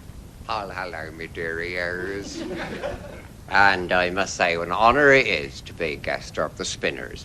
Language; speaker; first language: English; native; English